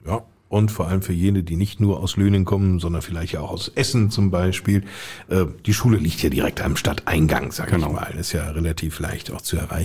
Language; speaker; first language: German; native; German